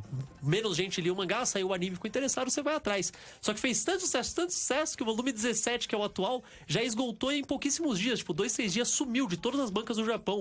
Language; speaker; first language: Portuguese; native; Portuguese